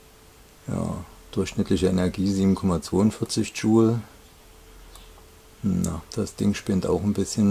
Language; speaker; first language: German; native; German